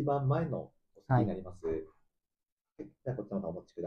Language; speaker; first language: Japanese; native; Japanese